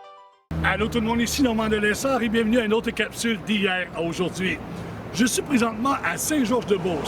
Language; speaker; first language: French; native; French